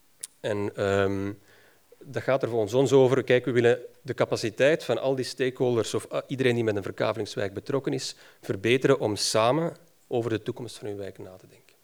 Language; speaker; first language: Dutch; native; Dutch